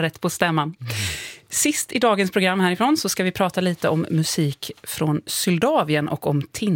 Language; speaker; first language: Swedish; native; Swedish